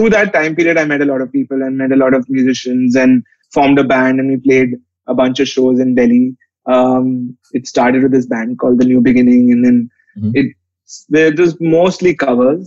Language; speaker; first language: English; non-native, local second language; Hindi